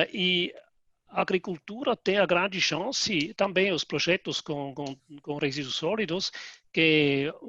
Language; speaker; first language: Portuguese; non-native, fluent; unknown